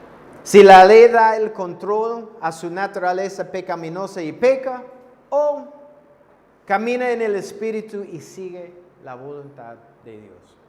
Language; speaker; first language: Spanish; non-native, fluent; English